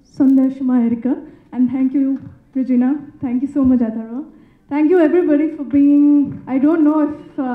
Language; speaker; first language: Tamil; non-native, learner; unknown